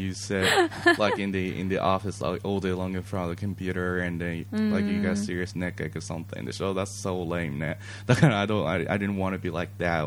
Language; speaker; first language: English; non-native, fluent; Japanese